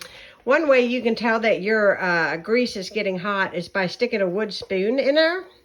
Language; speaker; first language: English; native; English